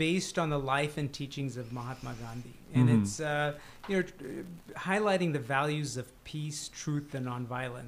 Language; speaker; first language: English; native; English